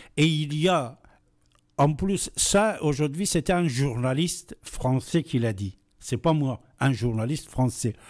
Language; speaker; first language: French; non-native, fluent; Persian